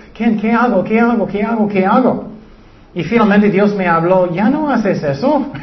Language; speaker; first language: Spanish; non-native, learner; English